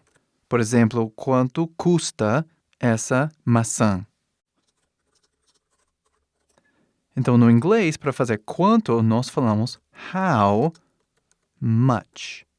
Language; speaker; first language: Portuguese; non-native, fluent; English